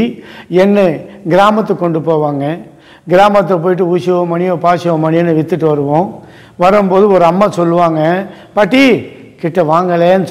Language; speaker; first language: Tamil; native; Tamil